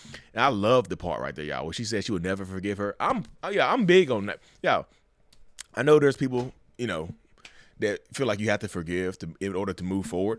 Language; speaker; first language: English; native; English